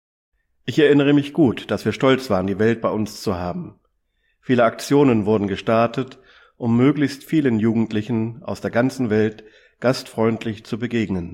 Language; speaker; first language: German; native; German